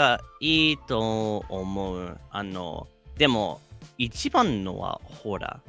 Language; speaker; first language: Japanese; non-native, fluent; English